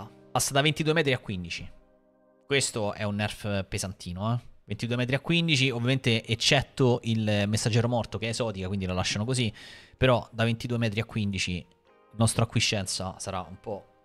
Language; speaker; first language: Italian; native; Italian